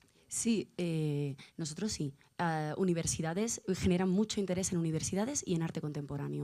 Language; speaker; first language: Spanish; native; Spanish